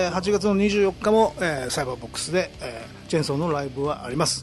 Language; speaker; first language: Japanese; native; Japanese